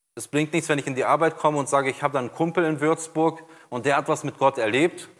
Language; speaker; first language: German; non-native, fluent; Portuguese